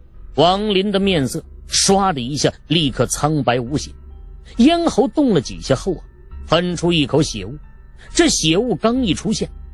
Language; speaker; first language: Chinese; native; Chinese